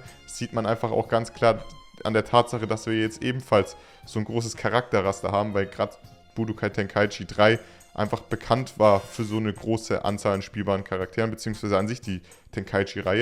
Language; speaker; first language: German; native; German